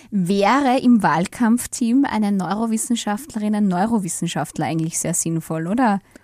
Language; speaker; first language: German; native; German